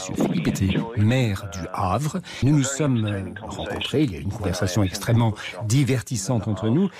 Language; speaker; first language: French; non-native, fluent; English